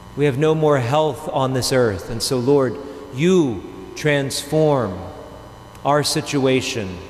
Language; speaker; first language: English; native; English